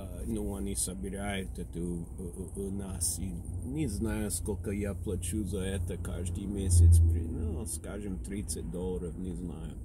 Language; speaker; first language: Russian; non-native, fluent; English